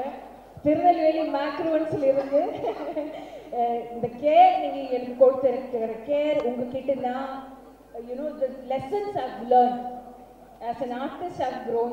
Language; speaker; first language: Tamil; non-native, learner; Malayalam